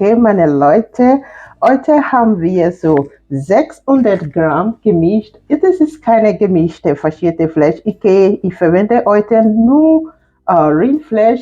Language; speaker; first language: German; non-native, fluent; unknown